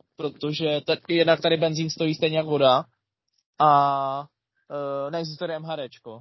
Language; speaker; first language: Czech; native; Czech